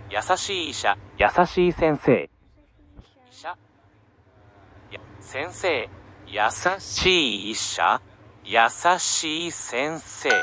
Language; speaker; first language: Japanese; non-native, learner; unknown